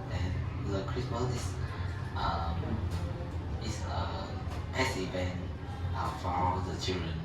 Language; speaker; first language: English; non-native, learner; Vietnamese